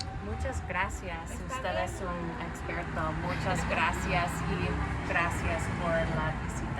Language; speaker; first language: Spanish; non-native, learner; English